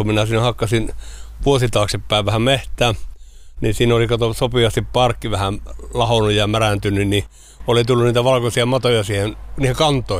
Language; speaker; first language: Finnish; native; Finnish